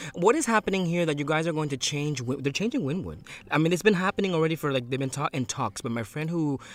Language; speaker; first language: English; early bilingual, other home language; Spanish